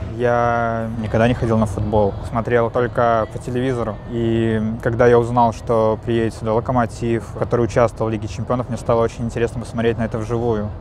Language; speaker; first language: Russian; native; Russian